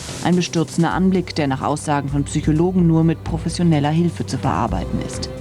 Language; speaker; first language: German; native; German